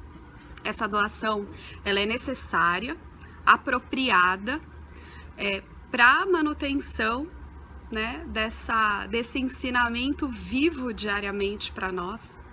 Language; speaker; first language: Portuguese; native; Portuguese